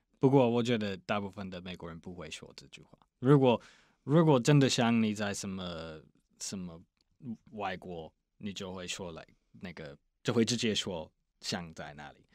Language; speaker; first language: Chinese; non-native, fluent; English